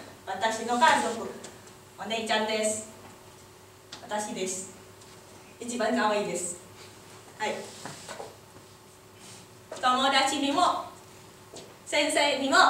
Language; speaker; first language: Japanese; non-native, learner; Indonesian